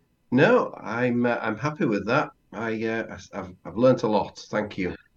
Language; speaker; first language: English; native; English